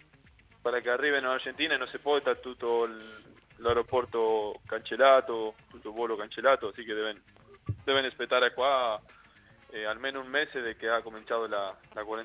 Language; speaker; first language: Italian; non-native, learner; Spanish